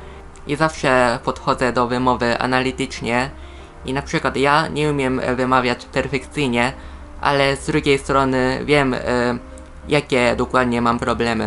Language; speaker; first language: Polish; non-native, fluent; Japanese